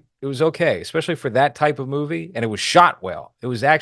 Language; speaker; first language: English; native; English